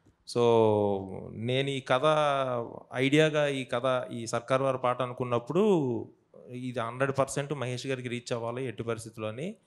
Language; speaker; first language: Telugu; native; Telugu